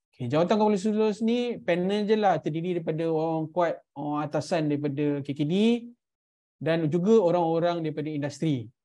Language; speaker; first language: Malay; native; Malay